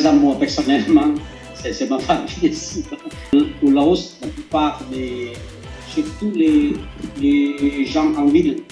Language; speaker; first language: French; non-native, learner; Lao